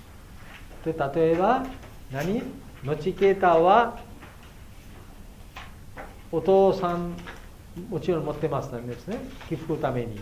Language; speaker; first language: Japanese; non-native, fluent; Bangla